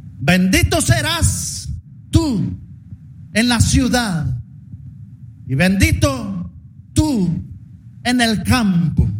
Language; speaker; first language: Spanish; native; Spanish